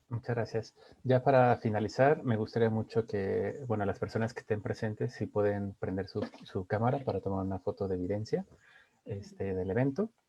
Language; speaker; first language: Spanish; native; Spanish